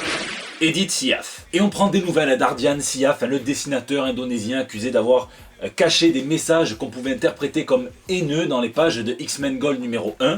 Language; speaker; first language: French; native; French